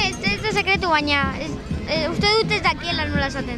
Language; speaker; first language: Basque; non-native, local second language; Spanish